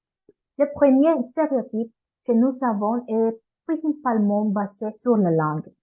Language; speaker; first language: French; non-native, learner; Spanish